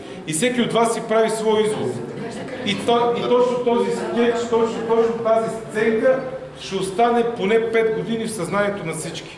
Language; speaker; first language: Bulgarian; native; Bulgarian